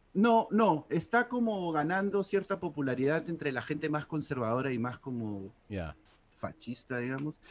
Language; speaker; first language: Spanish; native; Spanish